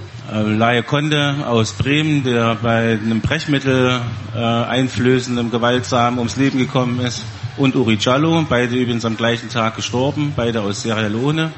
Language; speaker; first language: German; native; German